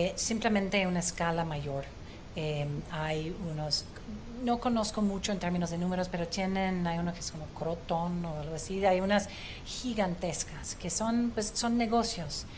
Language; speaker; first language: Spanish; non-native, fluent; English